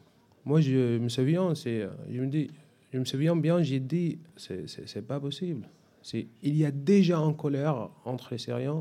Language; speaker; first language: French; non-native, fluent; Arabic